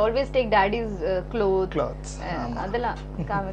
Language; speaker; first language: Tamil; non-native, local second language; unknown